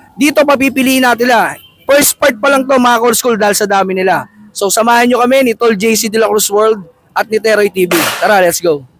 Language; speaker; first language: Filipino; native; Filipino